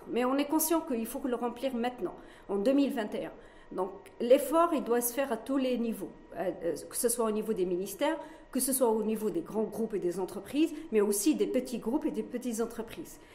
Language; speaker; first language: French; non-native, local second language; Arabic